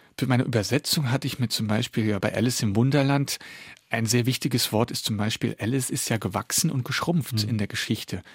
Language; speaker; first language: German; early bilingual, other home language; Dutch